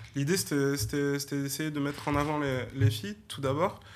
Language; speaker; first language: French; native; French